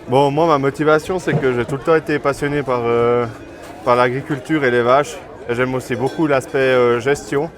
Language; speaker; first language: French; native; French